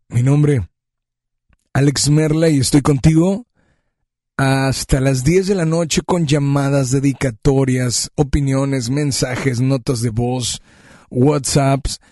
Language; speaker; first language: Spanish; native; Spanish